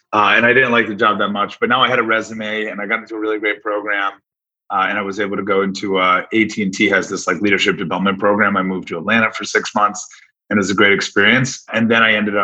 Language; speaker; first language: English; native; English